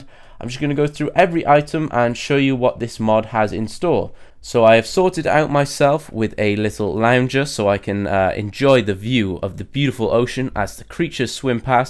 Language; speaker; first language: English; native; English